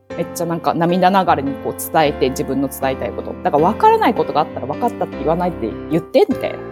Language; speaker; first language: Japanese; native; Japanese